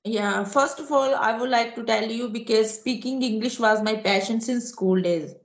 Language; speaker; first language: English; non-native, local second language; Hindi